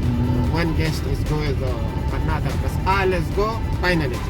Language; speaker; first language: English; non-native, learner; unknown